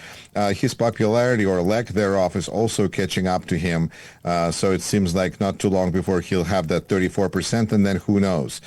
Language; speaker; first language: English; non-native, fluent; Russian